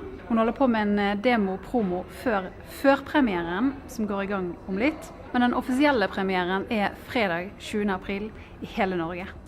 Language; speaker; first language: Norwegian; native; Norwegian